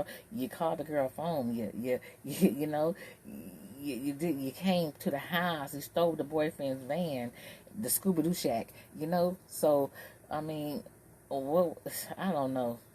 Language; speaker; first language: English; native; English